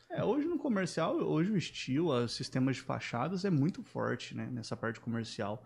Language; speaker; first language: Portuguese; native; Portuguese